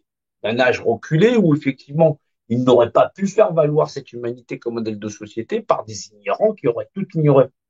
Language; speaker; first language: French; native; French